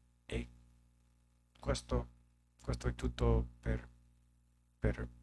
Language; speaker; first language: Italian; non-native, learner; English